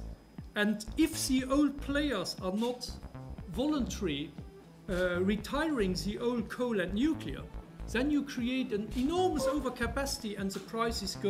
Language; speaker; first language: English; non-native, fluent; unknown